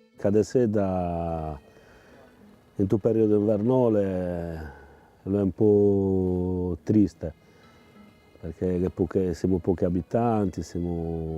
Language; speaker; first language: Italian; non-native, local second language; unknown